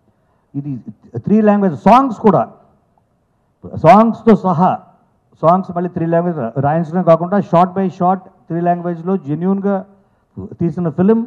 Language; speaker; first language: Telugu; native; Telugu